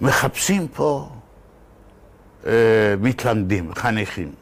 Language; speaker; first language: Hebrew; non-native, fluent; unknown